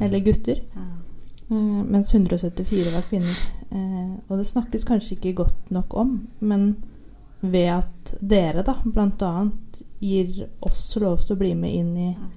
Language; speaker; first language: Norwegian; native; Norwegian